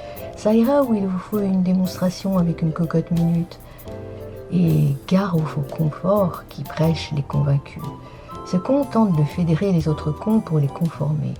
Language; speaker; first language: French; native; French